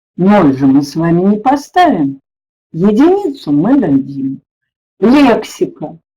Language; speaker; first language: Russian; native; Russian